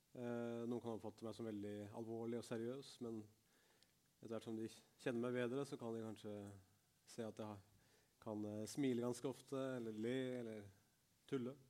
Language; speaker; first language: Norwegian; early bilingual, other home language; Urdu